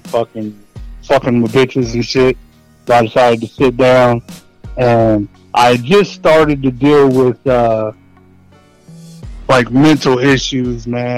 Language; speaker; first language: English; native; English